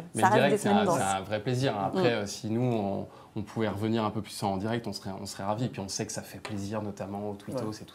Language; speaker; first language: French; native; French